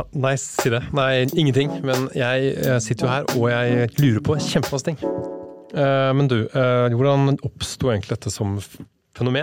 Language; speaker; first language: Norwegian; native; Norwegian